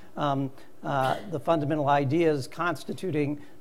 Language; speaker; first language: English; native; English